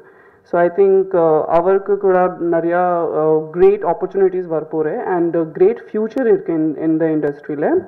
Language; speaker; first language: Tamil; non-native, fluent; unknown